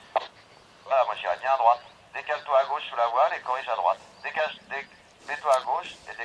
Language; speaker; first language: French; native; French